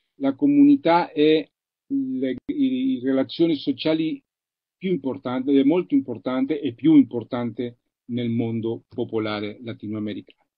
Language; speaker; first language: Italian; non-native, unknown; Spanish